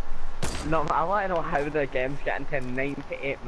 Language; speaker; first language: English; native; English